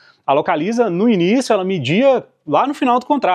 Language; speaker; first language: Portuguese; native; Portuguese